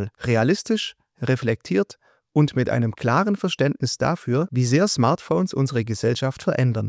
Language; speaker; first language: German; native; German